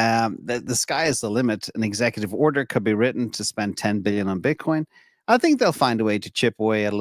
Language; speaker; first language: English; native; English